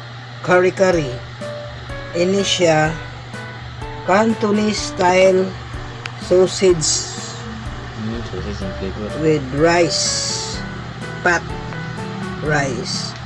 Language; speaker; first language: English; non-native, local second language; Hiligaynon